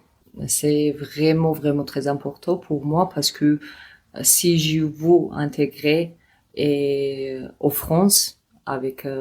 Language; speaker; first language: French; non-native, learner; Georgian